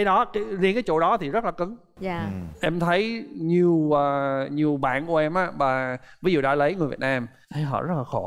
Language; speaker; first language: Vietnamese; non-native, fluent; English